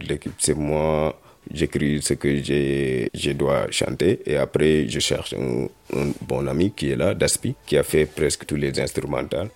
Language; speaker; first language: French; non-native, local second language; Wolof